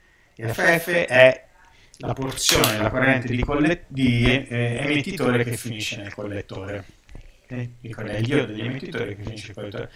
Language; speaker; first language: Italian; native; Italian